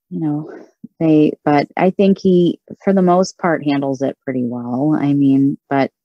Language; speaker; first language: English; native; English